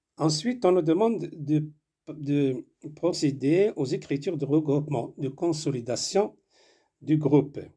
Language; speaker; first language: French; non-native, local second language; Arabic